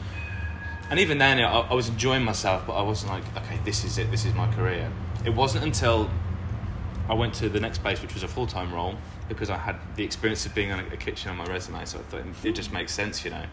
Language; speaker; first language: English; native; English